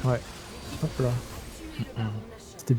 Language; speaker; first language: French; native; French